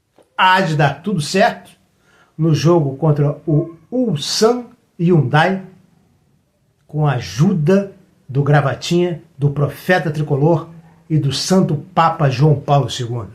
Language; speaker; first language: Portuguese; native; Portuguese